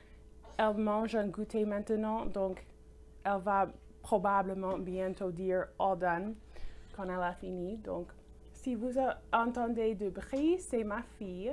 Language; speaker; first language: French; non-native, fluent; English